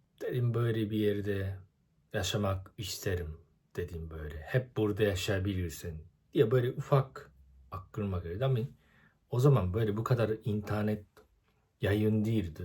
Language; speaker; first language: Turkish; non-native, fluent; Japanese